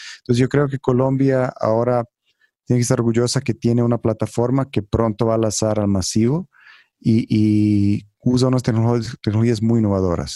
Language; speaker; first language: Spanish; non-native, fluent; Croatian